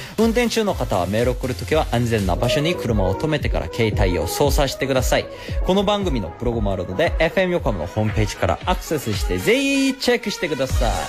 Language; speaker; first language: Japanese; non-native, fluent; Korean